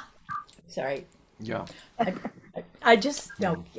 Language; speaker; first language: English; native; English